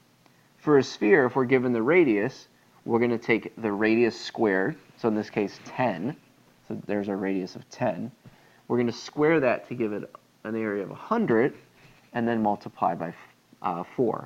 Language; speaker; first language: English; native; English